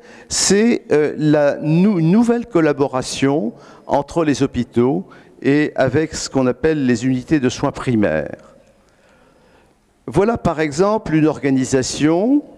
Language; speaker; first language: French; native; French